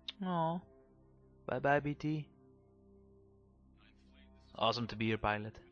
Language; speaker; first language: English; non-native, fluent; Dutch